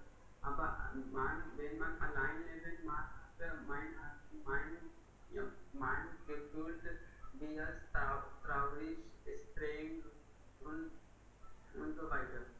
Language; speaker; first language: German; non-native, learner; Hindi